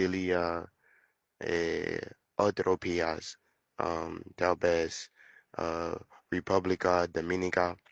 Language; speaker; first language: Spanish; non-native, learner; English